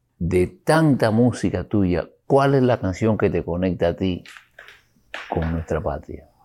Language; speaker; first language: Spanish; early bilingual, other home language; English